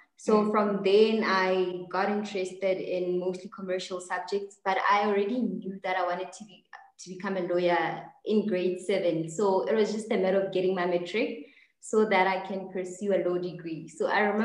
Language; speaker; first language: English; non-native, local second language; Tswana